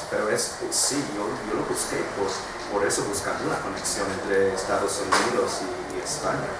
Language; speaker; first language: Spanish; non-native, fluent; English